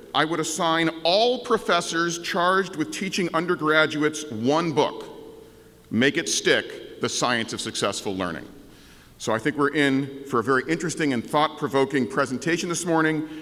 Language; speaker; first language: English; native; English